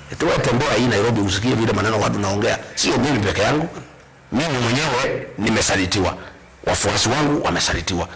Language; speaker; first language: Swahili; non-native, local second language; Kikuyu